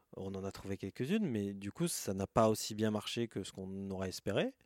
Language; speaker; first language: French; native; French